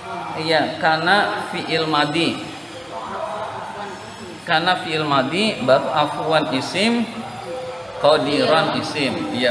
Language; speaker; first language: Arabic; non-native, fluent; Indonesian